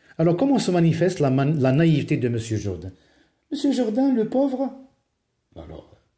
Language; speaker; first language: French; non-native, local second language; Arabic